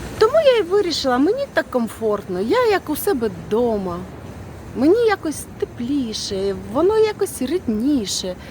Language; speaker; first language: Ukrainian; non-native, local second language; Russian